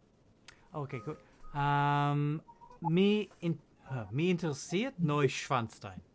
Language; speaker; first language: German; non-native, learner; English